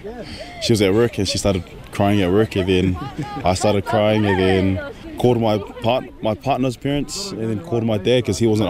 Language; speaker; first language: English; native; English